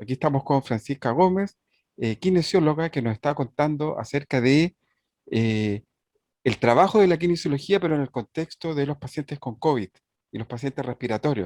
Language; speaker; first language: Spanish; native; Spanish